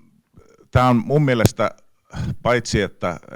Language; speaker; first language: Finnish; native; Finnish